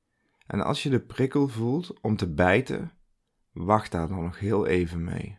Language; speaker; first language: Dutch; native; Dutch